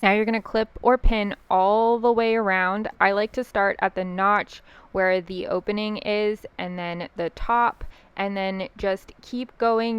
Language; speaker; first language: English; native; English